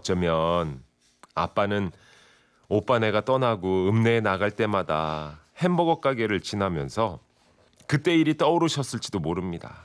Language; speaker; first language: Korean; native; Korean